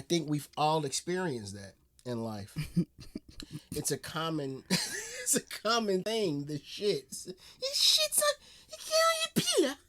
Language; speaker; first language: English; native; English